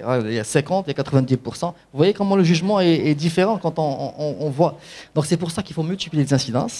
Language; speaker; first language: French; non-native, local second language; Arabic